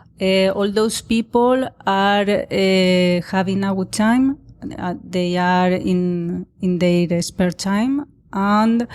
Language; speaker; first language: English; non-native, learner; Spanish